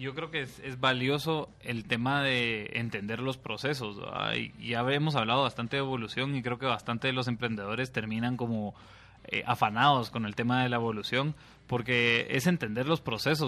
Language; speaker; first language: Spanish; native; Spanish